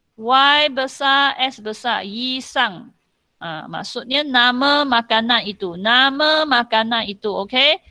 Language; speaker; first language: Malay; non-native, local second language; Chinese